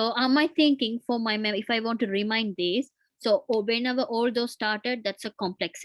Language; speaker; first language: English; non-native, learner; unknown